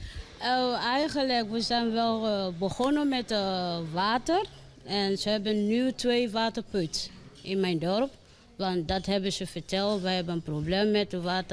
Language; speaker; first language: Dutch; non-native, learner; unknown